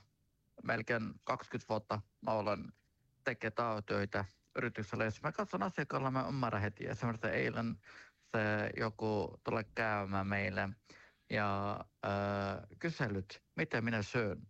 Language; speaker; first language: Finnish; non-native, learner; Turkish